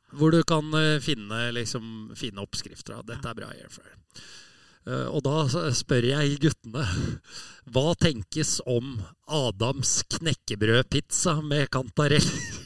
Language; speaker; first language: Norwegian; native; Norwegian